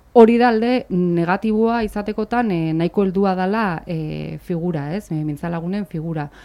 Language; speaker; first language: Basque; native; Basque